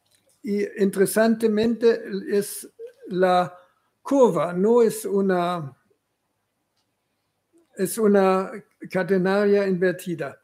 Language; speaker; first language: Spanish; non-native, fluent; German